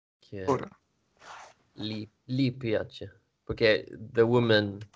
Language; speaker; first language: Italian; non-native, learner; Swedish